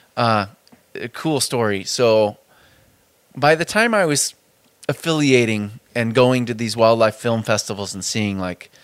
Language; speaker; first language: English; native; English